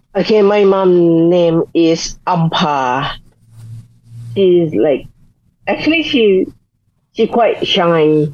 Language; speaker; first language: English; non-native, learner; Thai